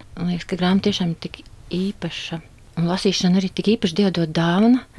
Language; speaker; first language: Latvian; native; Latvian